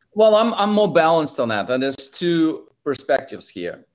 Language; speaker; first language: English; non-native, fluent; Russian